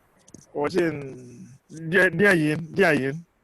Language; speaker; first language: Chinese; non-native, learner; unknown